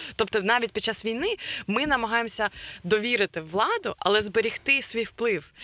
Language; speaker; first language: Ukrainian; native; Ukrainian